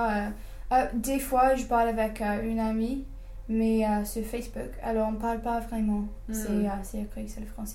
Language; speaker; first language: French; non-native, fluent; English